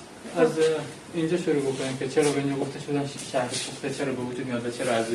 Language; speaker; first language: Persian; native; Persian